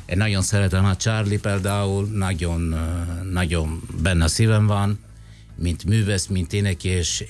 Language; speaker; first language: Hungarian; non-native, fluent; Italian